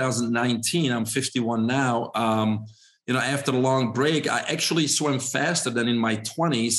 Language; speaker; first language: English; non-native, fluent; Dutch